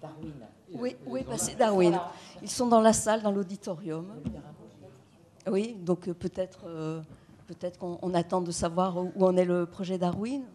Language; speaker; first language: French; native; French